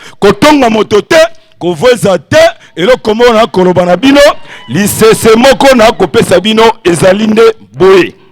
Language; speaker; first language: Lingala; non-native, local second language; Kongo